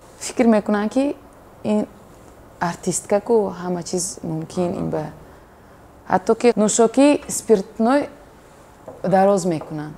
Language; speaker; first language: Tajik; non-native, local second language; Uzbek